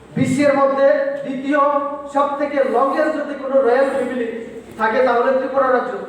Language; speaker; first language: Bangla; non-native, local second language; Kok Borok